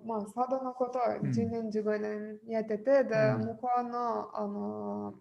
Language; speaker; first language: Japanese; non-native, fluent; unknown